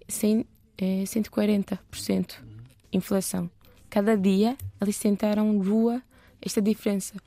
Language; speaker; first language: Portuguese; non-native, learner; Turkish